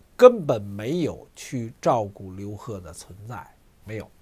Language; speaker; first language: Chinese; native; Chinese